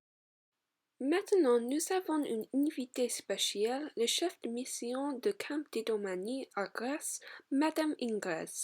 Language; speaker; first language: French; non-native, learner; English